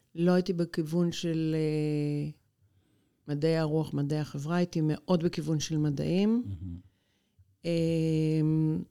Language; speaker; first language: Hebrew; native; Hebrew